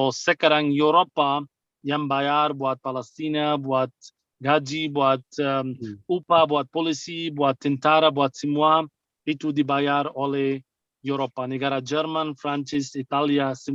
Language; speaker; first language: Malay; non-native, fluent; Arabic